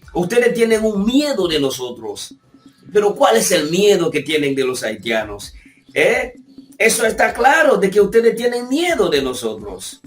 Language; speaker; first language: Spanish; non-native, fluent; Haitian Creole